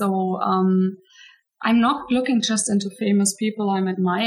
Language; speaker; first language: English; non-native, fluent; German